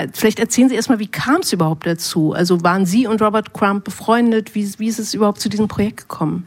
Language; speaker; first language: German; native; German